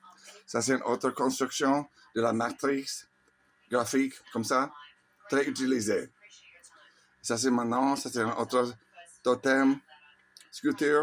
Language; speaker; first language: French; non-native, learner; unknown